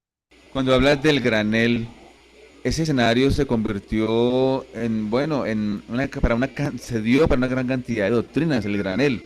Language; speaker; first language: Spanish; native; Spanish